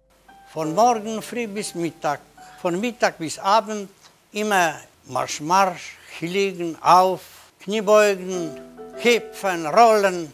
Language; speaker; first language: German; non-native, learner; Polish